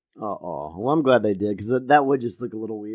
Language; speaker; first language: English; native; English